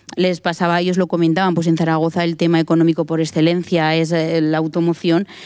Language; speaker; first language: Spanish; native; Spanish